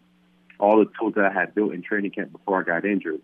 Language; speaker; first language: English; native; English